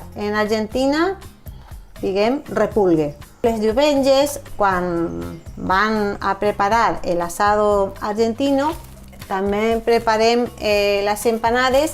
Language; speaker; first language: Catalan; non-native, fluent; Spanish